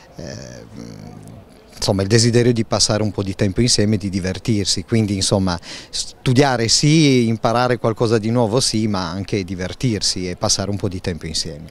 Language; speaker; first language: Italian; native; Italian